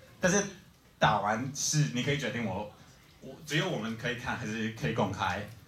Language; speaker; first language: Chinese; non-native, fluent; English